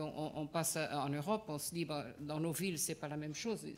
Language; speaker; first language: French; non-native, fluent; Portuguese